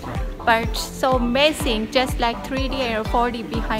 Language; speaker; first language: English; non-native, learner; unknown